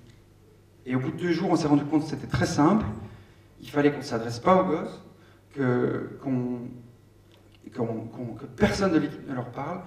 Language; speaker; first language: French; native; French